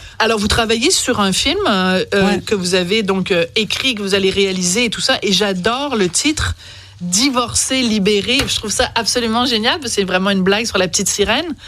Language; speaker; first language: French; native; French